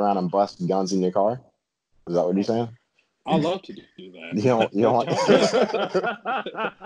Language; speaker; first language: English; native; English